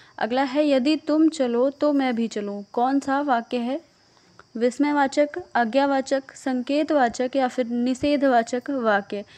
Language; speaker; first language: Hindi; native; Hindi